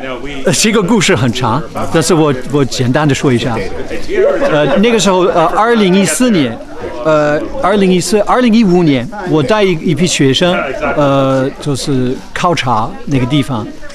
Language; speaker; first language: Chinese; non-native, fluent; English